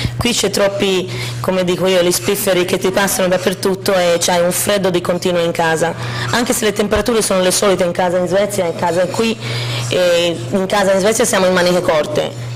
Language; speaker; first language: Italian; non-native, fluent; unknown